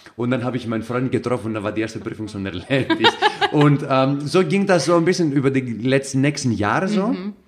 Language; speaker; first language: German; non-native, fluent; Greek